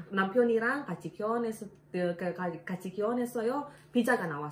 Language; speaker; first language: Korean; non-native, learner; Indonesian